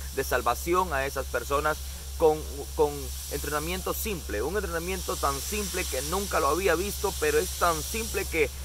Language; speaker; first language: Spanish; native; Spanish